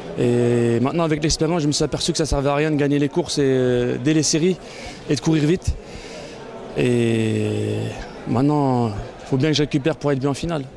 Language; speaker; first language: French; native; French